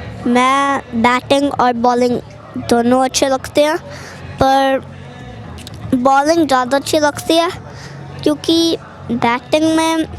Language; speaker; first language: Hindi; early bilingual, heritage; Hindi